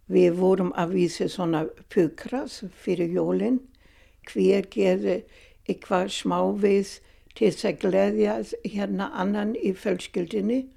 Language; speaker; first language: Icelandic; non-native, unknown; German